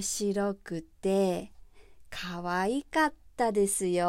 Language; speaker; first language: Japanese; native; Japanese